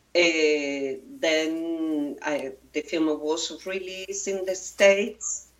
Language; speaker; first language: English; non-native, fluent; Spanish